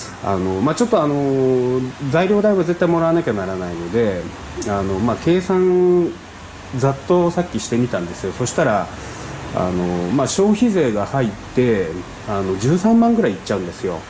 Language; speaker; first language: Japanese; native; Japanese